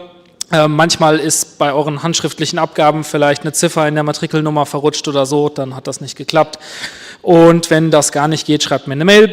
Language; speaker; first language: German; native; German